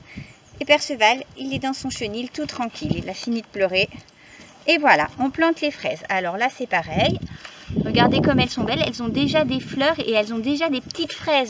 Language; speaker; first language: French; native; French